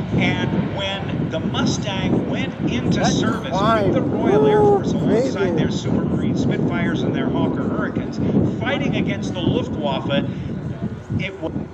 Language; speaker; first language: English; native; English